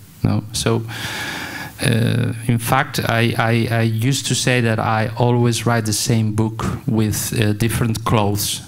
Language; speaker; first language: English; non-native, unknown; Spanish